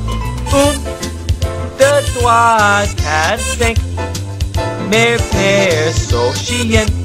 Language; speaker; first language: French; non-native, learner; English